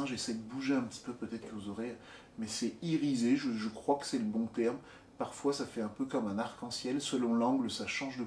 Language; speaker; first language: French; native; French